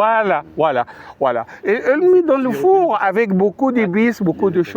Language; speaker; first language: French; non-native, fluent; Arabic